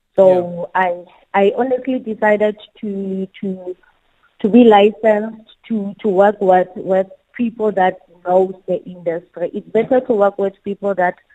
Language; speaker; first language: English; non-native, local second language; Southern Sotho